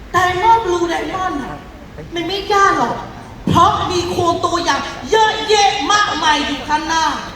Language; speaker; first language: Thai; non-native, fluent; Burmese